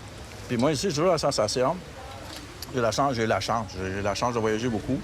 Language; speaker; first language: French; native; French